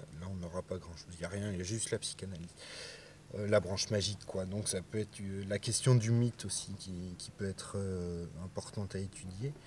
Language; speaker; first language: French; native; French